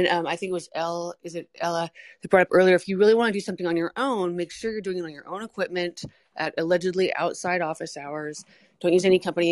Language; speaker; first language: English; non-native, fluent; Portuguese